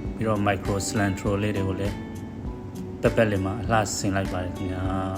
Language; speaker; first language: Burmese; native; Burmese